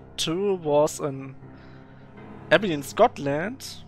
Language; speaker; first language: English; non-native, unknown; German